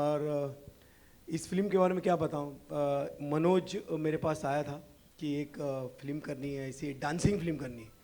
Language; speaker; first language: Hindi; native; Hindi